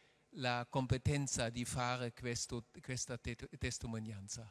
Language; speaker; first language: Italian; non-native, learner; German